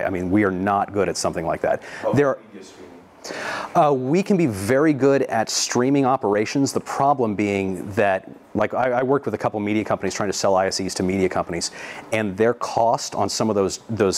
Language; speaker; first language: English; native; English